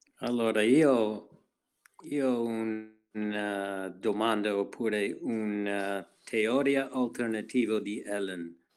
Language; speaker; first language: Italian; non-native, learner; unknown